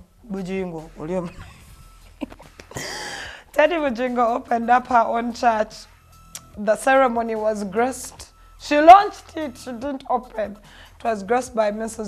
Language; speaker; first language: English; non-native, local second language; Ganda